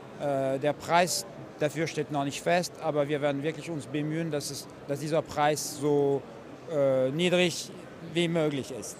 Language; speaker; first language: German; non-native, fluent; French